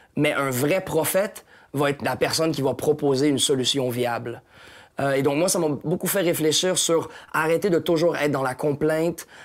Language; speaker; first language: French; native; French